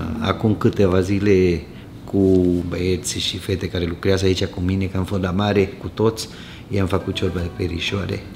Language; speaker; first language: Romanian; non-native, fluent; Spanish